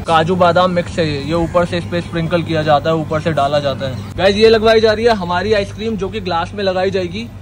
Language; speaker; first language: Hindi; native; Hindi